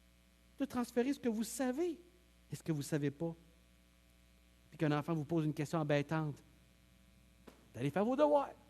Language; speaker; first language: French; native; French